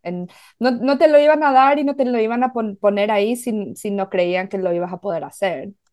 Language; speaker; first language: Spanish; early bilingual, heritage; Spanish